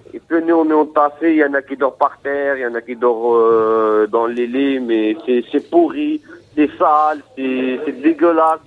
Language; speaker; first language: French; non-native, local second language; Arabic